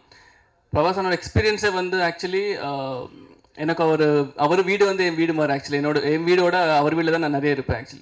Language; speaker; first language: Tamil; non-native, local second language; Telugu